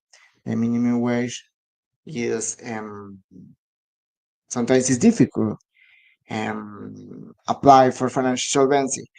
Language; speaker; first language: English; non-native, learner; Spanish